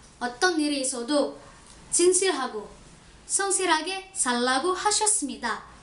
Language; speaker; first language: Korean; non-native, learner; Indonesian